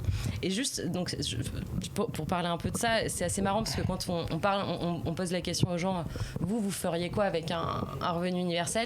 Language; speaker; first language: French; native; French